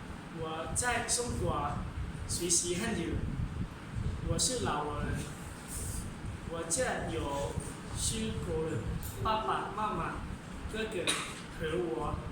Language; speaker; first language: Chinese; non-native, learner; Lao